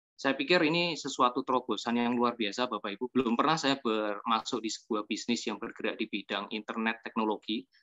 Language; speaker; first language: Indonesian; native; Indonesian